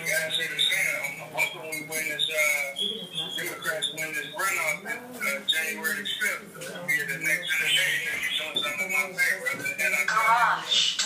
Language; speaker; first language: English; native; English